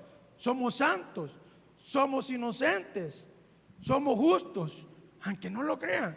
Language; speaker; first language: Spanish; native; Spanish